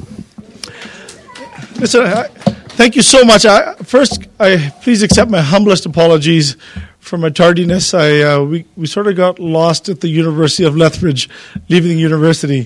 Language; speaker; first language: English; native; English